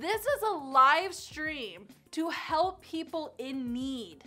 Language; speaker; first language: English; native; English